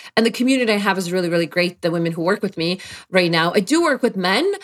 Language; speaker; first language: English; non-native, fluent; Polish